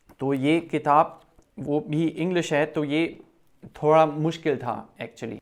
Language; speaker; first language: Hindi; non-native, fluent; German